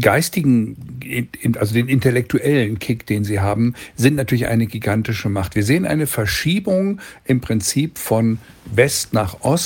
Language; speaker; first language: German; native; German